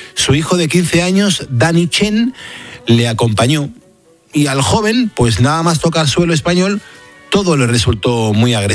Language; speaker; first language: Spanish; native; Spanish